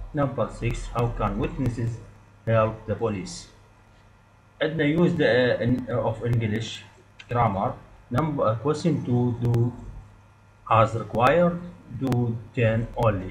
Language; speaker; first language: English; non-native, fluent; Arabic